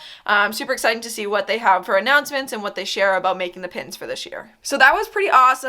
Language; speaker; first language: English; native; English